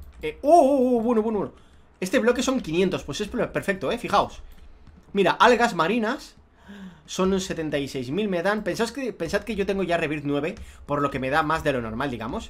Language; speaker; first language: Spanish; native; Spanish